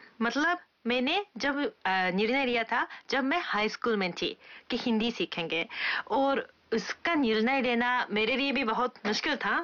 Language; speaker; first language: Hindi; non-native, fluent; Japanese